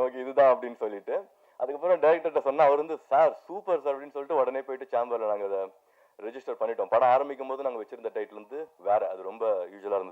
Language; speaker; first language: Tamil; native; Tamil